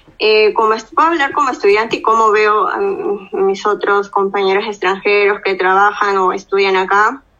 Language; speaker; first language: Spanish; native; Spanish